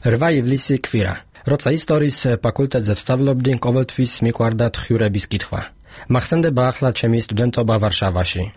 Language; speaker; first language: Georgian; non-native, fluent; Polish